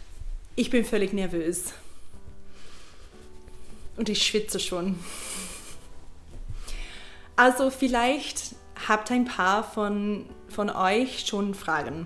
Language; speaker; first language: German; non-native, learner; English